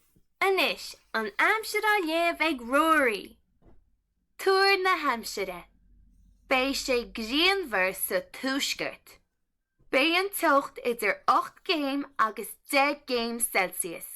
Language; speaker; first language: Irish; non-native, local second language; English